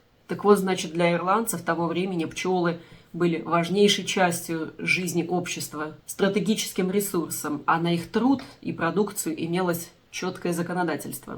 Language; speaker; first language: Russian; native; Russian